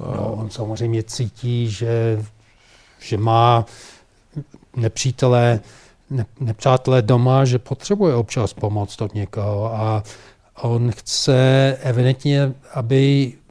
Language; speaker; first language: Czech; non-native, fluent; English